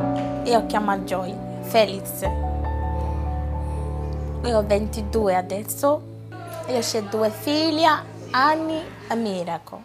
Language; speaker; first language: Italian; non-native, learner; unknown